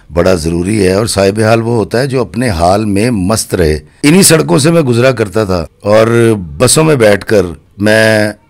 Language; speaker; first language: Urdu; non-native, local second language; Punjabi